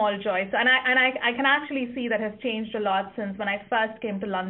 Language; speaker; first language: English; non-native, local second language; Kannada